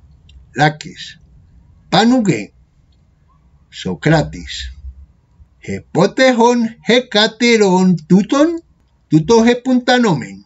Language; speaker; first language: Greek; non-native, learner; Spanish